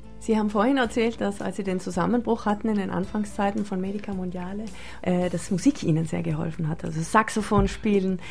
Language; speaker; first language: German; native; German